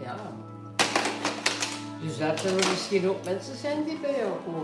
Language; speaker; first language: Dutch; native; Dutch